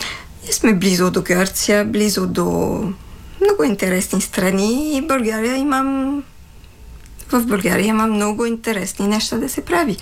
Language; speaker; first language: Bulgarian; non-native, fluent; French